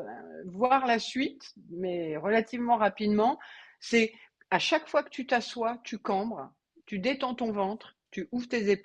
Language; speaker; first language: French; native; French